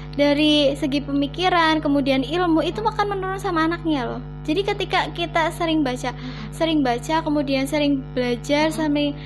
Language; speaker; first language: Indonesian; native; Indonesian